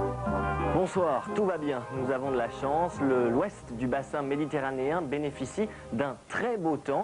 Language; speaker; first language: French; native; French